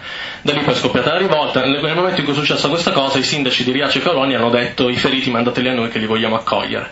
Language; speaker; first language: Italian; native; Italian